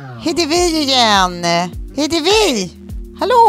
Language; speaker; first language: Swedish; native; Swedish